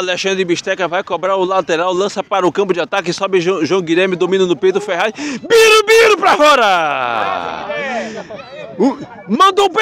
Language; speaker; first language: Portuguese; native; Portuguese